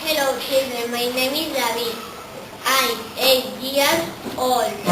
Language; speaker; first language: English; non-native, learner; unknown